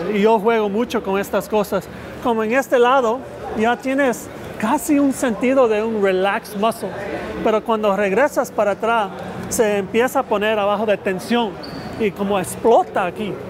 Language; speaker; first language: Spanish; early bilingual, heritage; Spanish